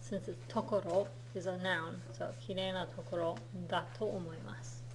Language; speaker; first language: Japanese; non-native, fluent; English